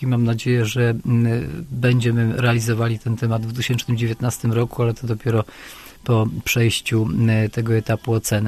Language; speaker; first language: Polish; native; Polish